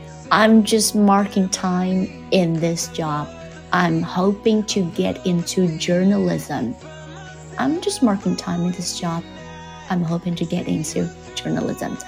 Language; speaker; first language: English; non-native, fluent; Chinese